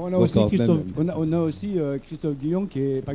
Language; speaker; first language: French; native; French